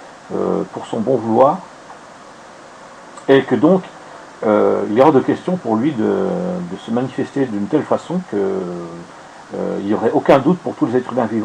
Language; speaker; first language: French; native; French